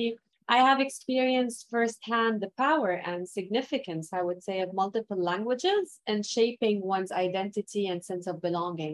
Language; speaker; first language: English; non-native, fluent; Arabic